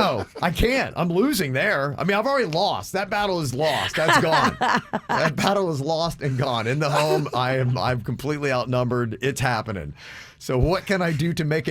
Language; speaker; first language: English; native; English